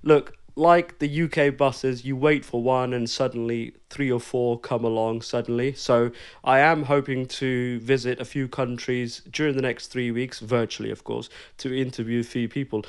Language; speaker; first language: English; early bilingual, other home language; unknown